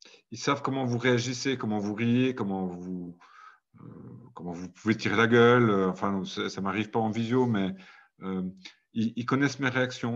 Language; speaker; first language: French; non-native, fluent; German